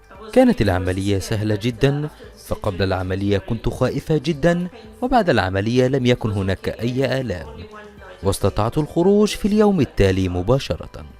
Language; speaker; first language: Arabic; native; Arabic